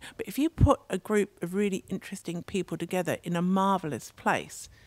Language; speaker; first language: English; native; English